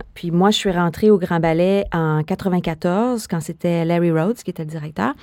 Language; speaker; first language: French; native; French